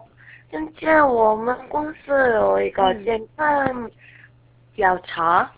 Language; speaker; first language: Chinese; non-native, learner; Korean